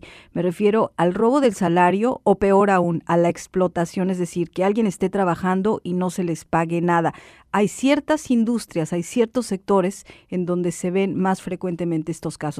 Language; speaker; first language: Spanish; native; Spanish